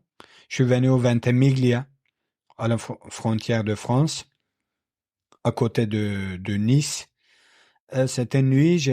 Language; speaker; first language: French; non-native, learner; Kurdish